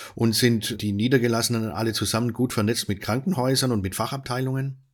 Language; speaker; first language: German; native; German